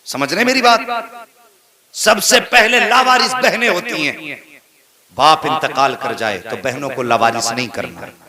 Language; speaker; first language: Hindi; native; Hindi